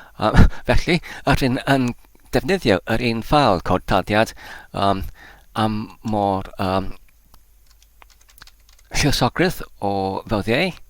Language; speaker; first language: Welsh; non-native, learner; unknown